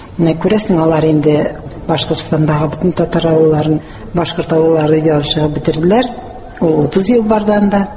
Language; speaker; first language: Tatar; native; Tatar